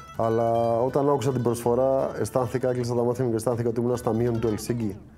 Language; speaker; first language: Greek; native; Greek